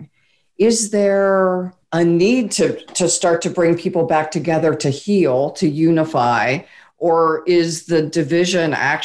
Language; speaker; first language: English; native; English